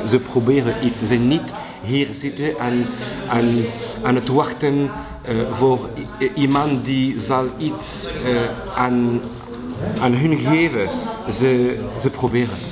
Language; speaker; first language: Dutch; non-native, local second language; French